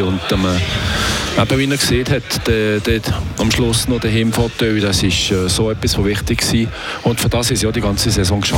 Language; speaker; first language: German; native; German